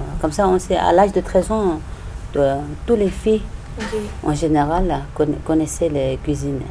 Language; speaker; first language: French; non-native, learner; Tibetan